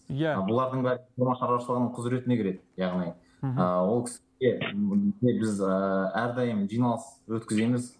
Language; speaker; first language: Kazakh; native; Kazakh